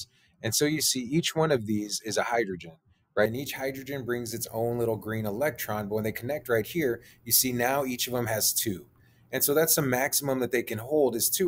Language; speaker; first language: English; native; English